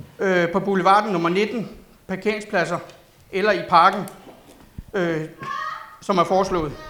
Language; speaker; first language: Danish; native; Danish